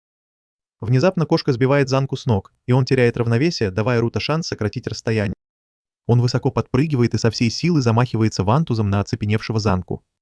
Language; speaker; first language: Russian; native; Russian